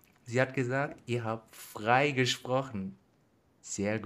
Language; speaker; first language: German; native; German